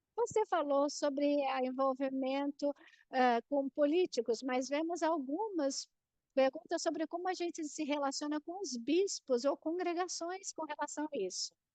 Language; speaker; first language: Portuguese; non-native, fluent; Spanish